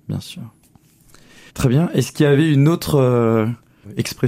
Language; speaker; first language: French; native; French